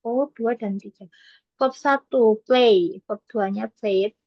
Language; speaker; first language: English; non-native, learner; Indonesian